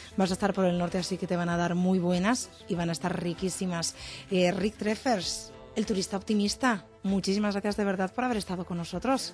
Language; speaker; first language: Spanish; native; Spanish